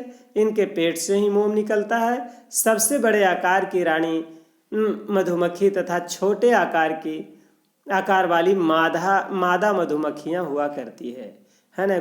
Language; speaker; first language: Hindi; non-native, local second language; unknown